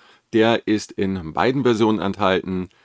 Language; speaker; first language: German; native; German